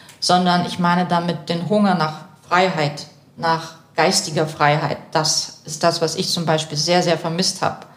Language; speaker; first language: German; early bilingual, other home language; Russian